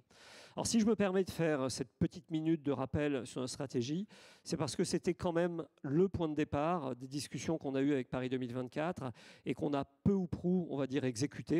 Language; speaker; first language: French; native; French